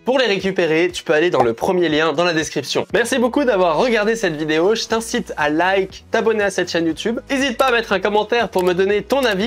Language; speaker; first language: French; native; French